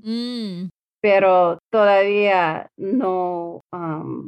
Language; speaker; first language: Spanish; non-native, learner; English